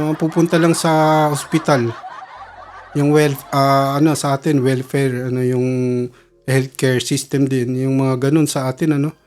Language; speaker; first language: Filipino; early bilingual, heritage; Filipino